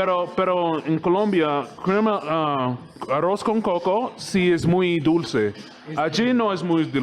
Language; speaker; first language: Spanish; non-native, learner; English